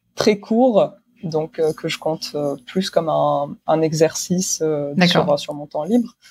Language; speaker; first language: French; non-native, local second language; Arabic